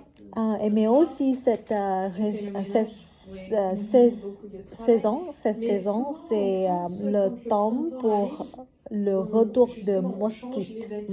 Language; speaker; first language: French; non-native, learner; Vietnamese